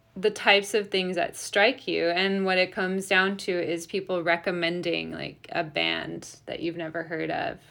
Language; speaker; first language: English; native; English